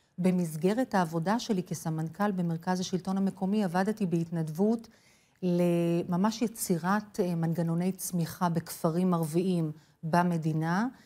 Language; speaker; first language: Hebrew; non-native, fluent; English